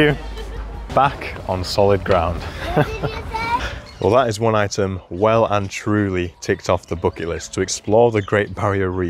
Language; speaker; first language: English; native; English